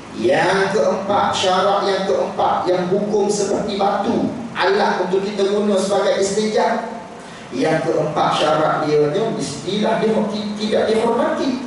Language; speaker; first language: Malay; native; Malay